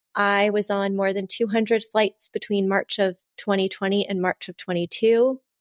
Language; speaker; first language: English; native; English